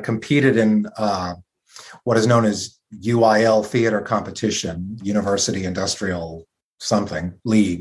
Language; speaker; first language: English; native; English